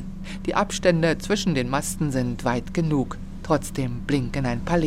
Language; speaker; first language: German; native; German